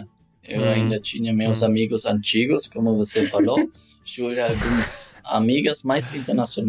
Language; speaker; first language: Portuguese; non-native, learner; German